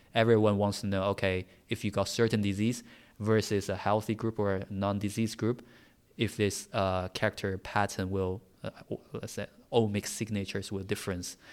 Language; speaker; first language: English; non-native, fluent; Chinese